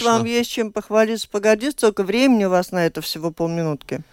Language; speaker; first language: Russian; native; Russian